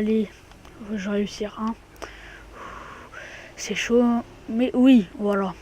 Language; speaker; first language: French; native; French